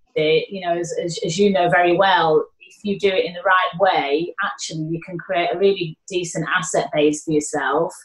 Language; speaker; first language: English; native; English